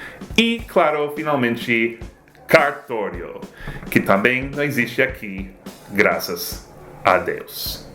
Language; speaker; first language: Portuguese; non-native, fluent; English